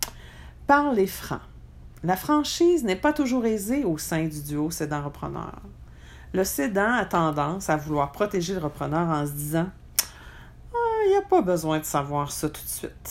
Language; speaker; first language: French; native; French